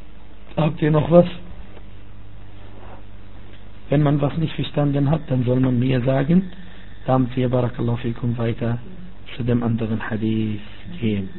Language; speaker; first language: German; non-native, fluent; Arabic